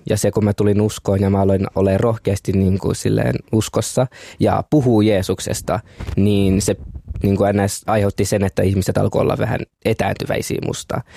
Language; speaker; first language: Finnish; early bilingual, other home language; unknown